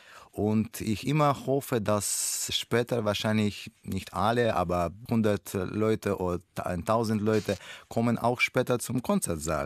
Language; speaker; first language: German; non-native, learner; Russian